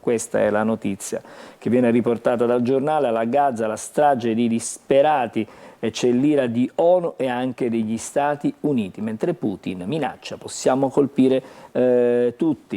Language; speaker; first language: Italian; native; Italian